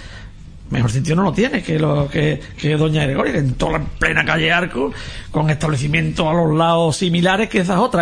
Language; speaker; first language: Spanish; native; Spanish